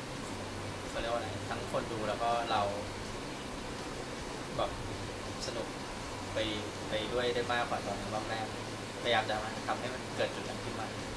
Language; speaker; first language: Thai; native; Thai